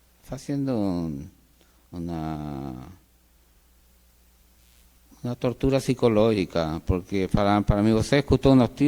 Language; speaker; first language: Portuguese; non-native, fluent; Spanish